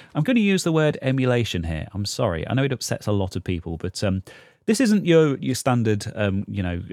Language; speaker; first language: English; native; English